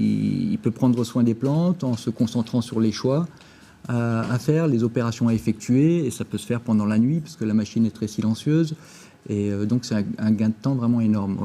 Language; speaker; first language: French; native; French